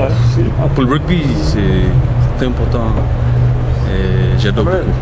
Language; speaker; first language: French; non-native, learner; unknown